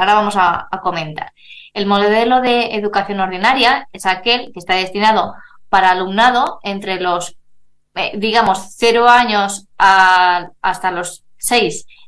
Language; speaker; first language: Spanish; native; Spanish